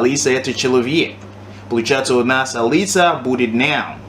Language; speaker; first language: Russian; non-native, learner; English